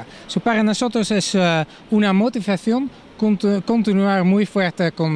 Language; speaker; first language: Spanish; non-native, learner; Dutch